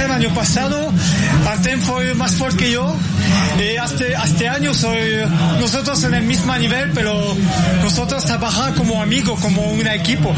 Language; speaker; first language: Portuguese; non-native, learner; Spanish